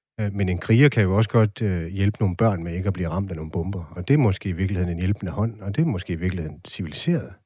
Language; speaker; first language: Danish; native; Danish